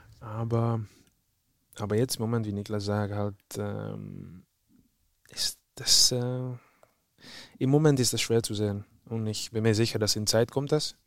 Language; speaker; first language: German; non-native, fluent; Czech